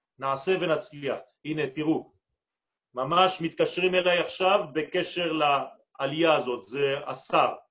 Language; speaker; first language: Hebrew; non-native, fluent; French